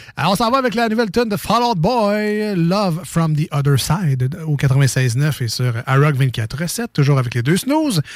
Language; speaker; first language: French; native; French